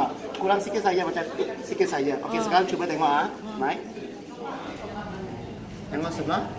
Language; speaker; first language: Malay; non-native, local second language; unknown